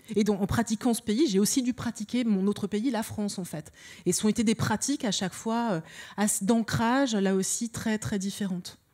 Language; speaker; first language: French; early bilingual, other home language; Lingala